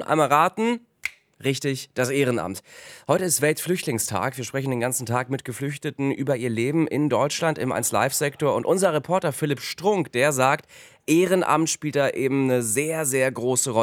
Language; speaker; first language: German; native; German